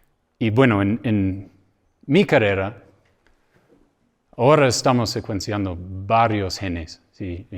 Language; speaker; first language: Spanish; non-native, fluent; English